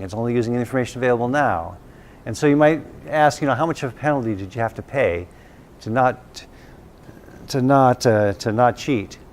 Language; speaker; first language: English; native; English